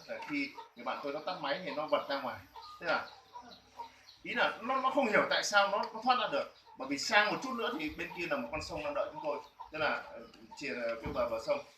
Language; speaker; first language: Vietnamese; native; Vietnamese